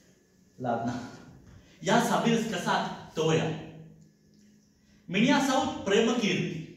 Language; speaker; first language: Russian; non-native, learner; Sinhala